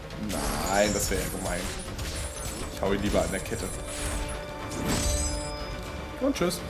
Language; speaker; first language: German; native; German